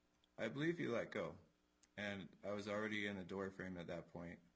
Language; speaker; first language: English; native; English